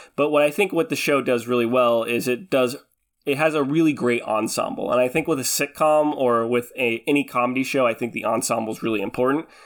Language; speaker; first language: English; early bilingual, other home language; Filipino